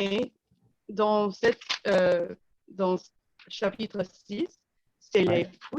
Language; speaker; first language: French; non-native, learner; English